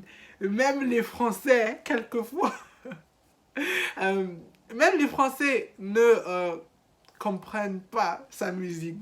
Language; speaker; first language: French; non-native, learner; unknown